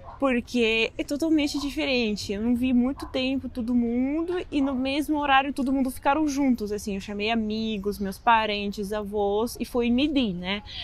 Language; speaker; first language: Portuguese; non-native, fluent; Russian